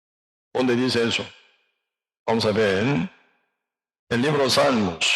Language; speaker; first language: Spanish; non-native, learner; Korean